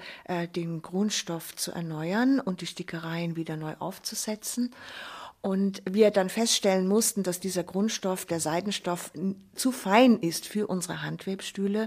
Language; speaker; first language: German; native; German